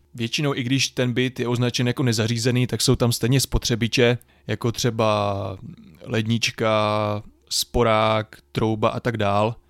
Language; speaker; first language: Czech; native; Czech